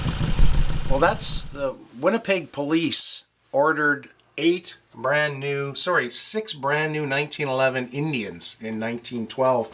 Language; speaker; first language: English; native; English